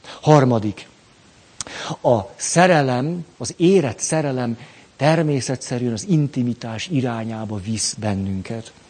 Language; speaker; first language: Hungarian; native; Hungarian